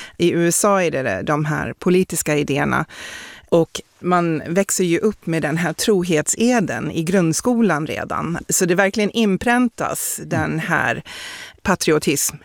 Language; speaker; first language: Swedish; early bilingual, heritage; Swedish